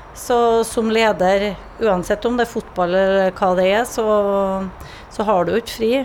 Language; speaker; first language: Norwegian; native; Norwegian